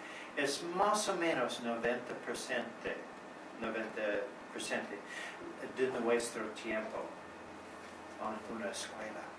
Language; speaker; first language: Spanish; non-native, learner; English